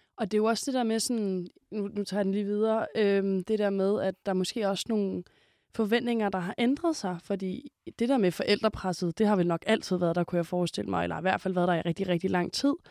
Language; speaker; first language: Danish; native; Danish